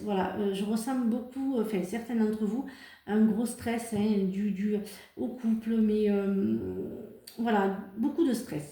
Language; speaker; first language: French; native; French